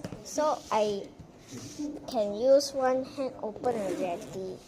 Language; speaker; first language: English; non-native, local second language; Chinese